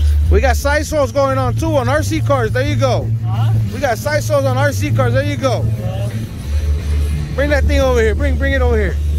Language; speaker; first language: English; early bilingual, other home language; Spanish